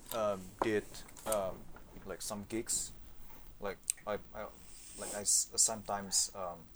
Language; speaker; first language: English; non-native, fluent; Indonesian